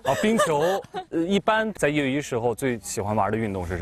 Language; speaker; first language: Chinese; native; Chinese